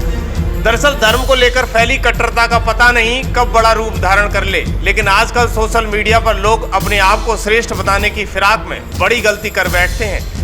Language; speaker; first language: Hindi; native; Hindi